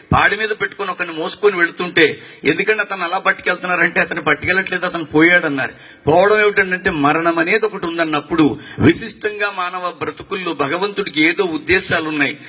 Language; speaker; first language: Telugu; non-native, local second language; Tamil